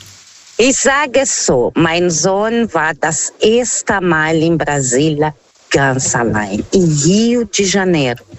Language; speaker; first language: German; non-native, learner; Portuguese